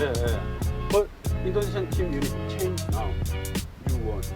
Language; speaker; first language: English; non-native, learner; Korean